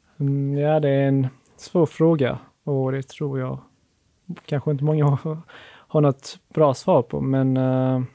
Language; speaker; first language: Swedish; native; Swedish